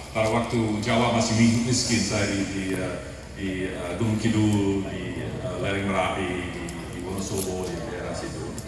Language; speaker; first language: Indonesian; non-native, fluent; English